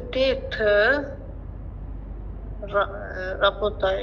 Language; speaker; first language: Russian; non-native, learner; Azerbaijani